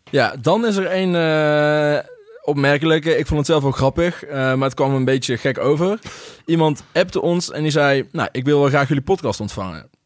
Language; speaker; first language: Dutch; native; Dutch